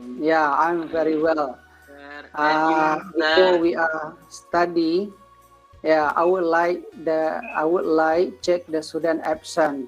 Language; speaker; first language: English; non-native, learner; Indonesian